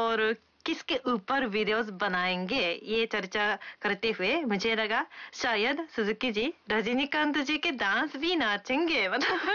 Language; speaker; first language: Hindi; non-native, fluent; Japanese